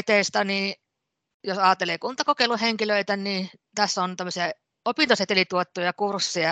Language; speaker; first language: Finnish; native; Finnish